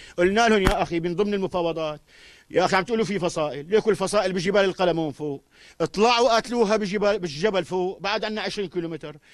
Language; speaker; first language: Arabic; native; Arabic